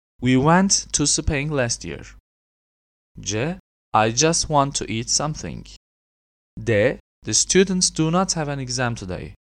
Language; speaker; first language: English; non-native, fluent; Turkish